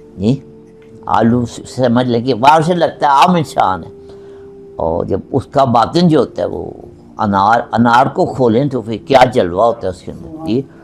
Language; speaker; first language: Urdu; native; Urdu